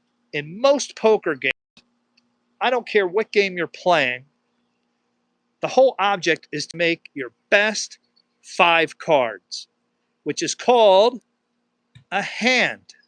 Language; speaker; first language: English; native; English